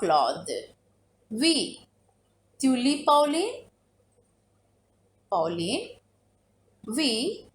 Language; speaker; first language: French; non-native, fluent; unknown